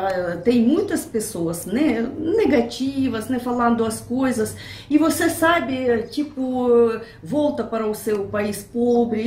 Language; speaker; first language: Portuguese; non-native, fluent; Russian